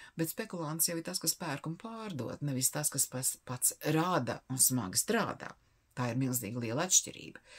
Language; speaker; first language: Latvian; native; Latvian